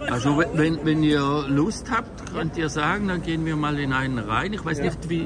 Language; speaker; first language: German; native; German